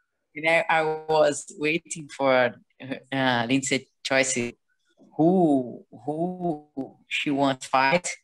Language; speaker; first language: English; non-native, learner; Portuguese